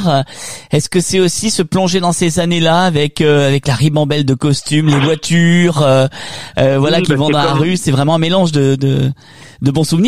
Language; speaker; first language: French; native; French